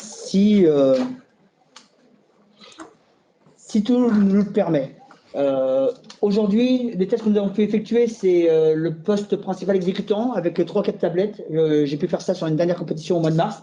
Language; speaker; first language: French; native; French